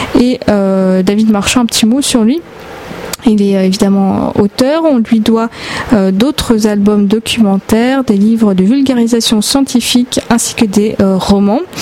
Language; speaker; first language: French; native; French